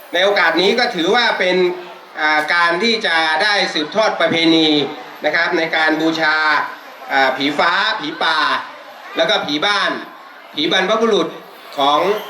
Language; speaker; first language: Thai; non-native, local second language; Hmong